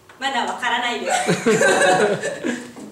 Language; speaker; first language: Japanese; non-native, learner; Indonesian